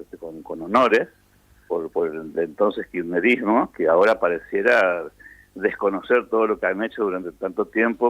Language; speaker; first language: Spanish; native; Spanish